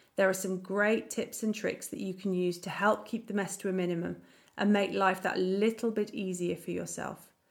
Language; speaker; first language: English; native; English